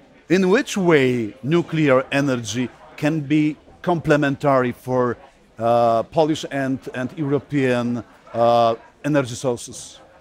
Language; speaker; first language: English; non-native, fluent; Polish